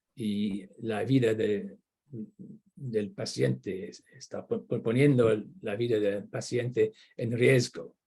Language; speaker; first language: Spanish; non-native, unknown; English